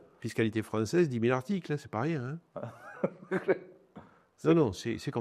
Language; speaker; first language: French; native; French